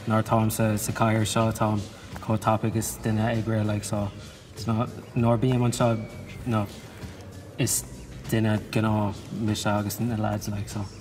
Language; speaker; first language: Irish; non-native, local second language; English